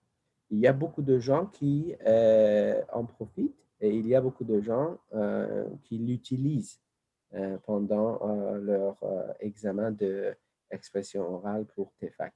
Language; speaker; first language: French; non-native, fluent; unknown